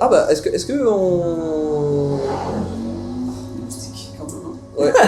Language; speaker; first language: French; native; French